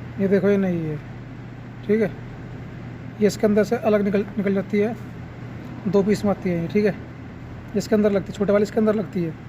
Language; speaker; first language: Hindi; native; Hindi